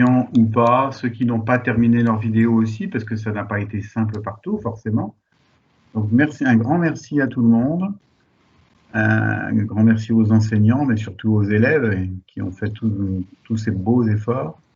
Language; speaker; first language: French; native; French